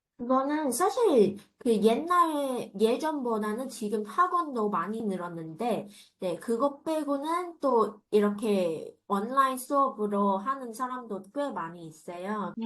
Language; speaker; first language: Korean; non-native, fluent; Chinese